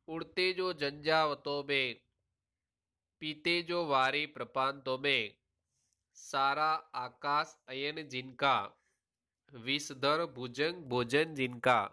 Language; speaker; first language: Hindi; non-native, local second language; Gujarati